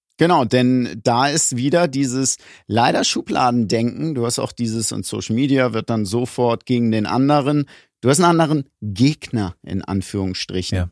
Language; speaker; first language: German; early bilingual, other home language; Greek